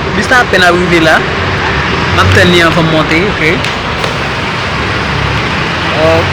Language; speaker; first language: French; non-native, learner; Haitian Creole